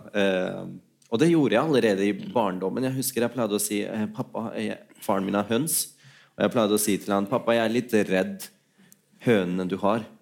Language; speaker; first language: Norwegian; early bilingual, other home language; Urdu